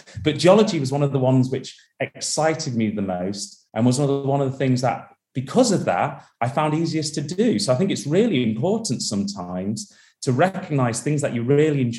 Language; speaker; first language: English; native; English